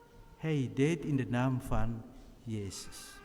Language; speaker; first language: Dutch; non-native, fluent; Indonesian